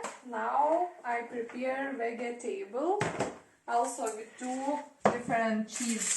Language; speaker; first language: English; non-native, learner; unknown